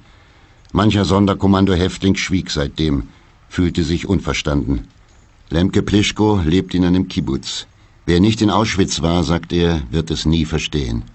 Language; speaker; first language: German; native; German